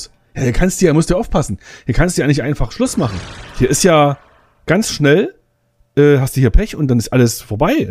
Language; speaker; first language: German; native; German